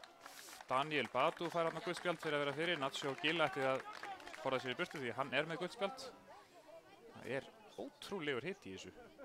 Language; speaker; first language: Icelandic; native; Icelandic